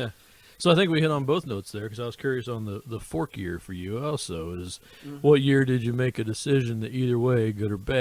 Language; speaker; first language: English; native; English